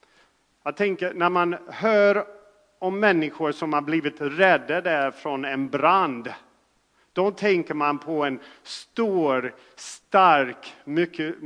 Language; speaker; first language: Swedish; non-native, fluent; English